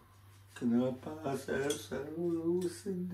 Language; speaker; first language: Indonesian; non-native, learner; French